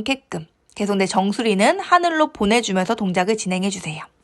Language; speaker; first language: Korean; native; Korean